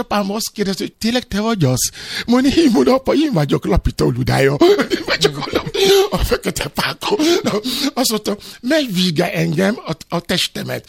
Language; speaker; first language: Hungarian; non-native, fluent; Albanian